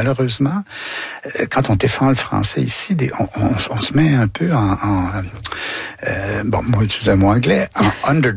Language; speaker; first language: French; native; French